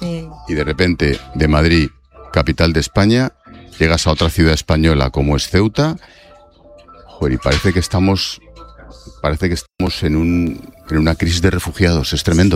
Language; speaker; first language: Spanish; native; Spanish